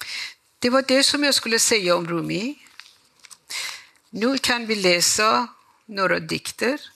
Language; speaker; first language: Swedish; non-native, fluent; Persian